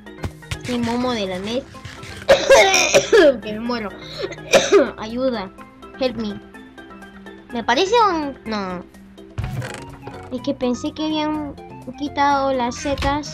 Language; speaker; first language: Spanish; native; Spanish